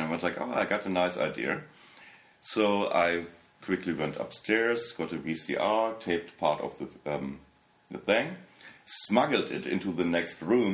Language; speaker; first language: English; non-native, fluent; German